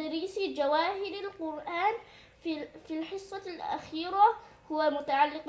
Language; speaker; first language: Arabic; non-native, learner; English